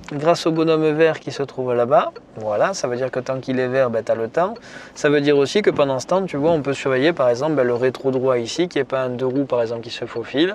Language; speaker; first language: French; native; French